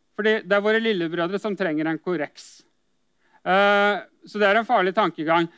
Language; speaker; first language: Norwegian; native; Norwegian